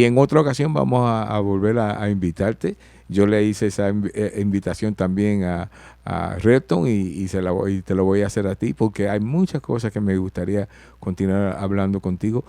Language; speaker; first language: Spanish; early bilingual, heritage; Spanish